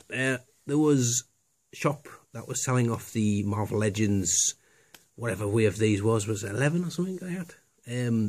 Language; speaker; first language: English; native; English